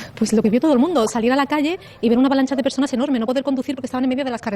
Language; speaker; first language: Spanish; native; Spanish